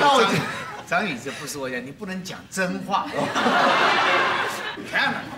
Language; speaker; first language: Chinese; native; Chinese